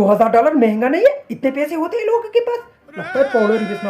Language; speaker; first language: Hindi; native; Hindi